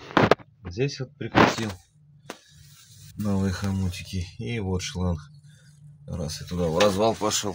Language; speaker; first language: Russian; native; Russian